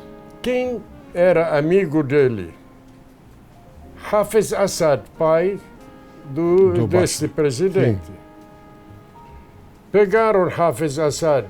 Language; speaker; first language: Portuguese; non-native, fluent; Arabic